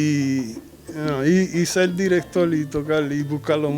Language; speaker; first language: Spanish; early bilingual, heritage; Spanish